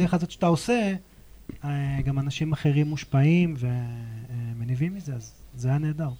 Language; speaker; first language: Hebrew; native; Hebrew